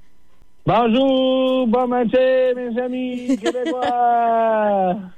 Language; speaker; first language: French; non-native, fluent; English